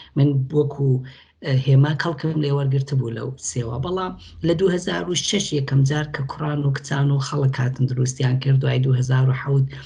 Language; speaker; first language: Central Kurdish; native; Central Kurdish